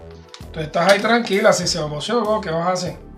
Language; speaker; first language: Spanish; native; Spanish